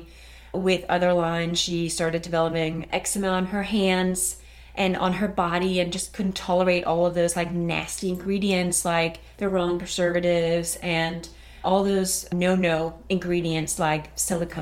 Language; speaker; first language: English; non-native, fluent; Danish